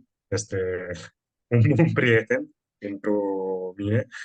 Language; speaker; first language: Romanian; non-native, fluent; Italian